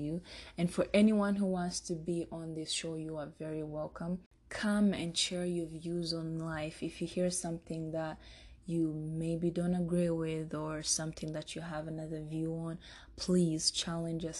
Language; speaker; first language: English; non-native, local second language; Kinyarwanda